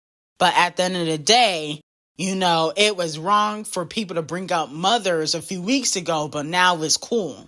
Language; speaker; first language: English; native; English